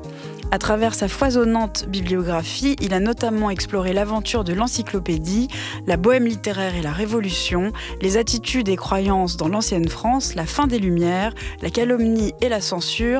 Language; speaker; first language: French; native; French